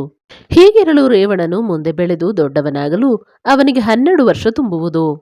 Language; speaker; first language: Kannada; native; Kannada